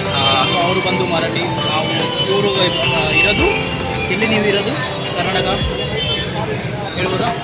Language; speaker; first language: Kannada; early bilingual, heritage; Kannada